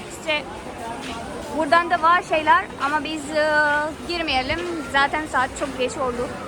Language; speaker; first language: Turkish; non-native, fluent; Hindi